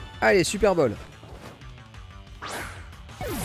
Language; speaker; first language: French; native; French